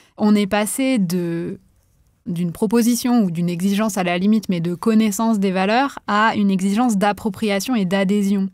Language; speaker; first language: French; native; French